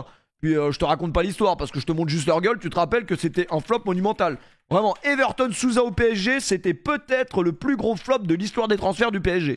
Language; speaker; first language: French; native; French